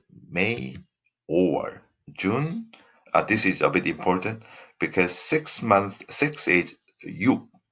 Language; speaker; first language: English; non-native, fluent; Korean